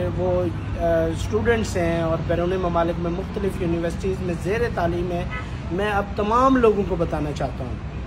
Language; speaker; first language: Urdu; native; Urdu